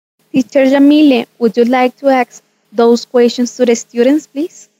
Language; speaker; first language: English; non-native, fluent; Spanish